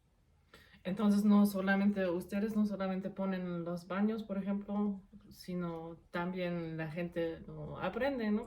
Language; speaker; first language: Spanish; non-native, fluent; German